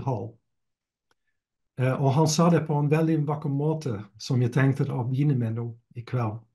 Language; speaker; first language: Norwegian; non-native, fluent; Dutch